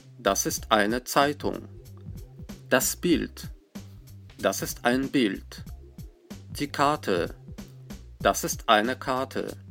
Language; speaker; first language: German; non-native, fluent; Russian